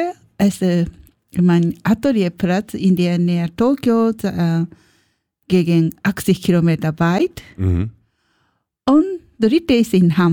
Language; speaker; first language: German; non-native, learner; Japanese